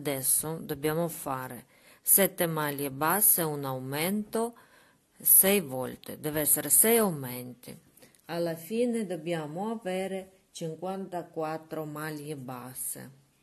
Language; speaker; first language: Italian; non-native, learner; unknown